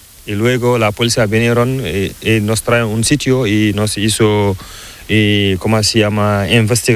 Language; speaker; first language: Spanish; non-native, learner; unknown